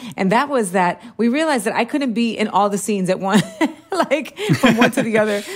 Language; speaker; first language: English; early bilingual, heritage; Spanish